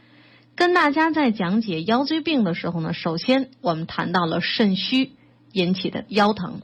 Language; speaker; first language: Chinese; native; Chinese